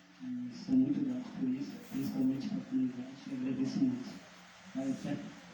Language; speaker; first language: Portuguese; non-native, local second language; Guarani